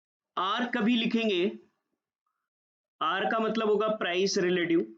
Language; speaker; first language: Hindi; native; Hindi